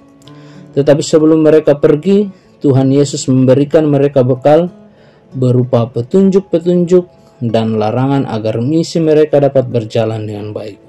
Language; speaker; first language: Indonesian; native; Indonesian